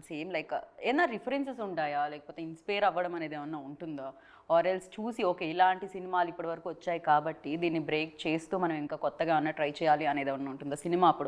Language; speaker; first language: Telugu; native; Telugu